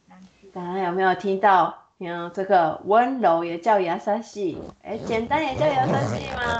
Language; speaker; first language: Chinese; non-native, fluent; Japanese